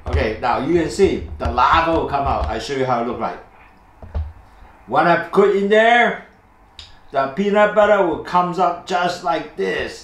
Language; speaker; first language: English; non-native, local second language; Cantonese